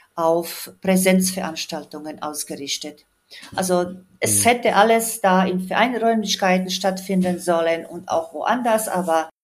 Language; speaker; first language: German; non-native, fluent; Croatian